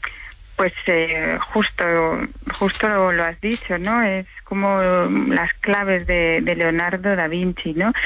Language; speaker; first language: Spanish; native; Spanish